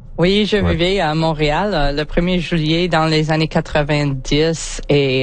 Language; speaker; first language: French; non-native, fluent; English